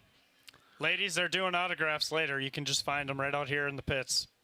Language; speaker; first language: English; native; English